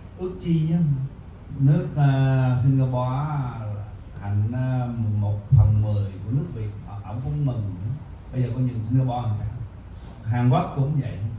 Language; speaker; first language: Vietnamese; native; Vietnamese